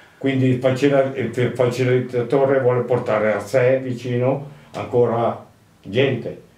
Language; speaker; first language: Italian; native; Italian